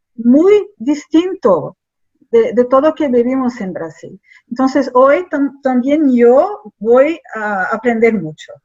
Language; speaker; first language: Spanish; non-native, fluent; Portuguese